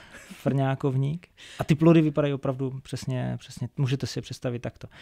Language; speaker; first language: Czech; native; Czech